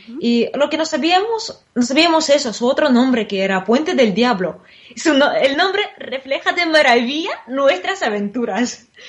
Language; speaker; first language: Spanish; non-native, fluent; Russian